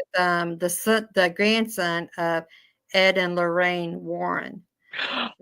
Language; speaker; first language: English; native; English